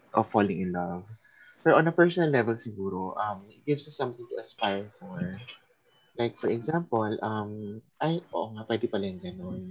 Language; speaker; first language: Filipino; non-native, local second language; Bikol